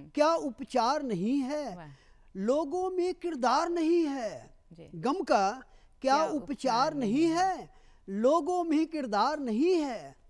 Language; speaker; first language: Hindi; native; Hindi